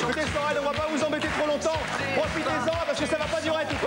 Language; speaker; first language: French; native; French